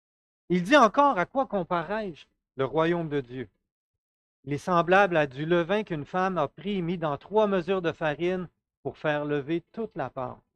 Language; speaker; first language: French; native; French